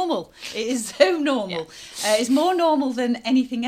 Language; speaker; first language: English; native; English